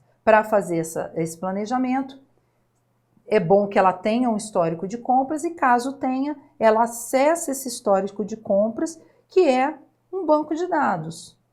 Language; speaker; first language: Portuguese; native; Portuguese